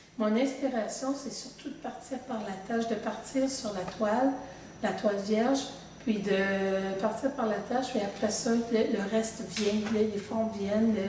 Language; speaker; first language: French; native; French